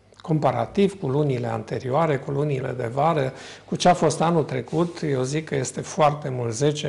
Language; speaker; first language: Romanian; native; Romanian